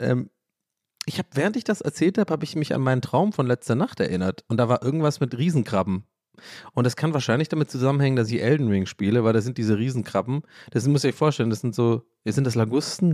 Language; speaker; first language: German; early bilingual, other home language; English